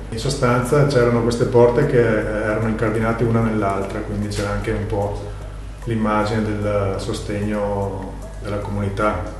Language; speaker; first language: Italian; native; Italian